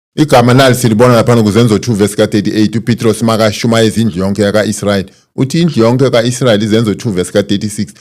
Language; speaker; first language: Zulu; native; Zulu